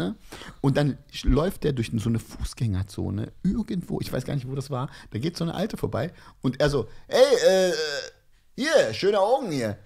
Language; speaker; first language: German; early bilingual, other home language; Greek